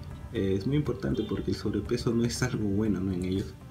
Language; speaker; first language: Spanish; native; Spanish